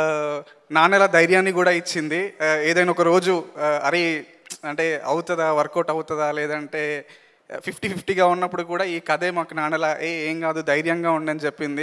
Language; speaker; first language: Telugu; native; Telugu